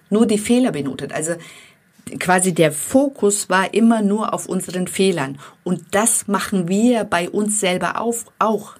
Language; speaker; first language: German; non-native, fluent; Turkish